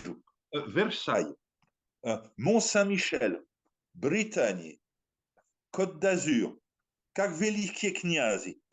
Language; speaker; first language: Russian; non-native, learner; French